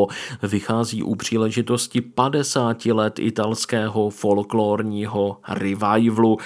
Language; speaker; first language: Czech; native; Czech